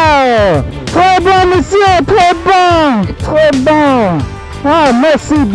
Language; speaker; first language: French; non-native, learner; English